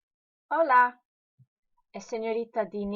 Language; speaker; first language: Spanish; non-native, fluent; English